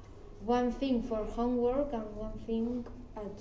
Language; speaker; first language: English; non-native, learner; Catalan